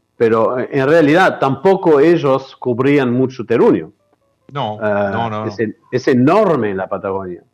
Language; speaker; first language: Spanish; non-native, fluent; French